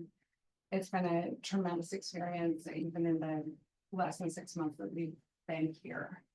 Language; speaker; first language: English; native; English